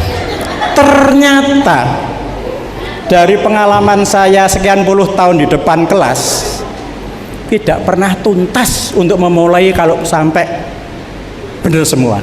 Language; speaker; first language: Indonesian; native; Indonesian